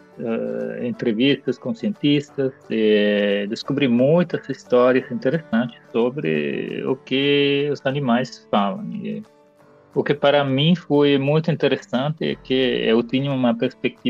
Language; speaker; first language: Portuguese; non-native, fluent; Italian